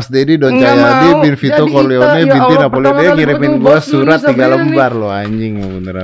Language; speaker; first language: Indonesian; native; Indonesian